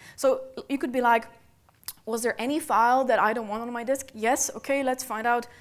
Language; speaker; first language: English; non-native, fluent; Polish